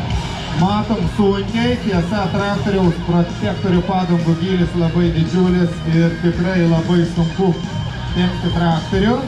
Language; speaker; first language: Lithuanian; native; Lithuanian